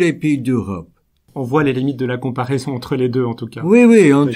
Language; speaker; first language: French; native; French